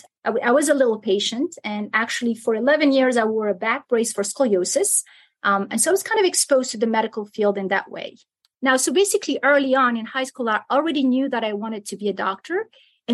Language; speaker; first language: English; non-native, fluent; Arabic